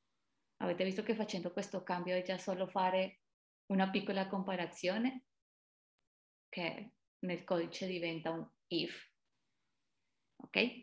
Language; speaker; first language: Italian; non-native, fluent; Spanish